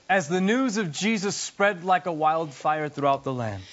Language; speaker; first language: English; native; English